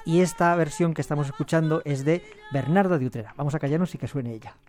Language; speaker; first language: Spanish; native; Spanish